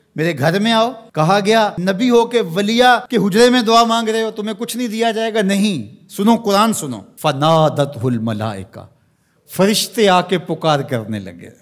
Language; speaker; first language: Urdu; non-native, local second language; Punjabi